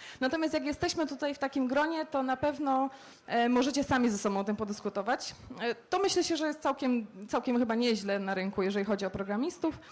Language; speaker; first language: Polish; native; Polish